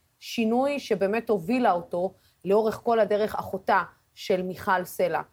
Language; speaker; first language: Hebrew; non-native, local second language; Arabic